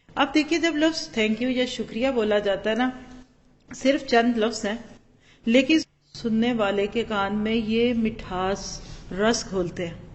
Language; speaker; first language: Urdu; non-native, local second language; Punjabi